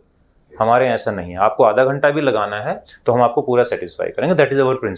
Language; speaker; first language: Hindi; native; Hindi